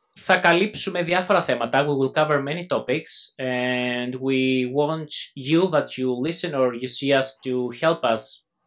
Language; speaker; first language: English; non-native, fluent; Greek